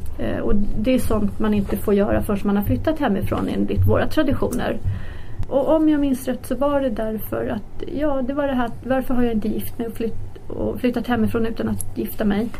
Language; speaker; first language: Swedish; early bilingual, other home language; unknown